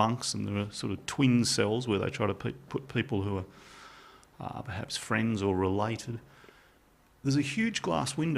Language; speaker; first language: English; native; English